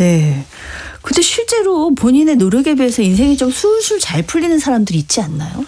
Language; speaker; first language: Korean; native; Korean